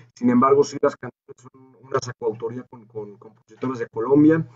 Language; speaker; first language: Spanish; native; Spanish